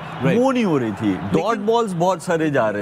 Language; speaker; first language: Urdu; native; Urdu